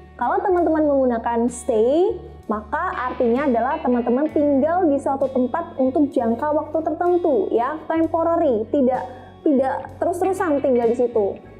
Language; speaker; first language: Indonesian; native; Indonesian